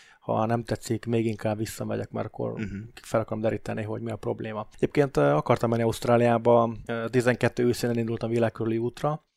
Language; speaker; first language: Hungarian; native; Hungarian